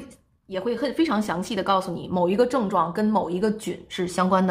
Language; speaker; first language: Chinese; native; Chinese